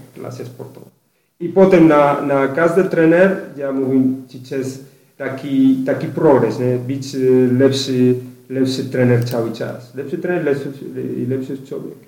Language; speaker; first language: Polish; non-native, learner; Spanish